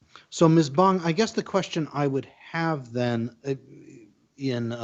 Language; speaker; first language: English; native; English